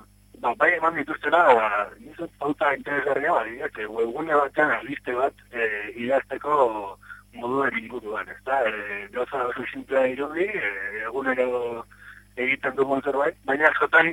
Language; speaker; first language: Basque; native; Basque